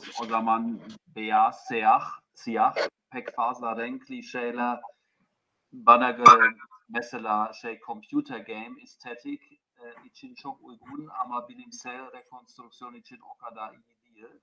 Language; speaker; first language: Turkish; non-native, fluent; German